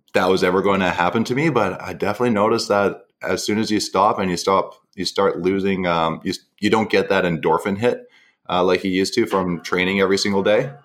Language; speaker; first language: English; native; English